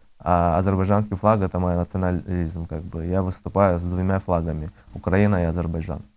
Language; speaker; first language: Russian; early bilingual, other home language; Azerbaijani